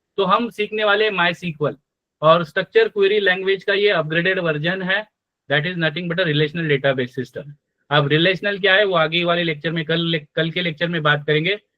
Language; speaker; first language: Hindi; non-native, local second language; Marathi